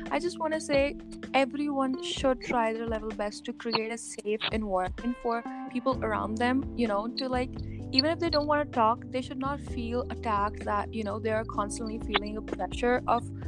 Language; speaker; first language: English; non-native, local second language; Punjabi